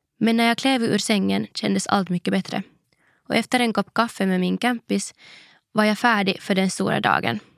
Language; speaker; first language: Swedish; native; Swedish